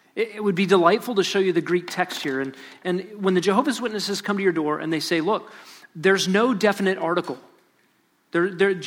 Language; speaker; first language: English; native; English